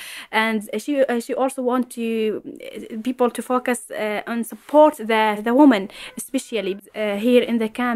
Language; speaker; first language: English; non-native, fluent; Arabic